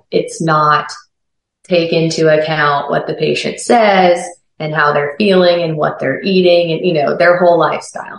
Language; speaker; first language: English; native; English